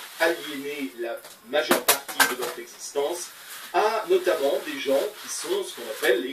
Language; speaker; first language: French; native; French